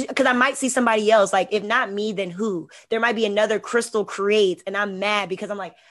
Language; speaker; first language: English; native; English